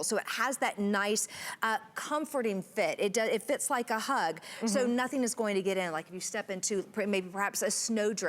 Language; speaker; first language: English; native; English